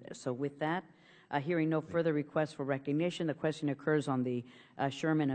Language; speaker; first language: English; native; English